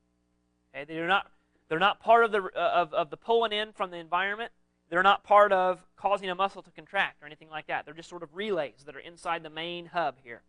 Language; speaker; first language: English; native; English